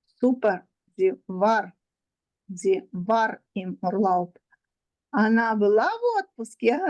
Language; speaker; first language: German; non-native, learner; Ukrainian